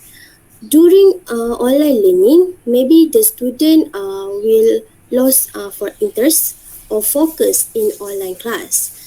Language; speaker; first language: English; non-native, learner; Malay